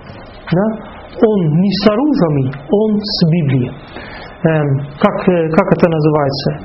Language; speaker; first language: Russian; non-native, fluent; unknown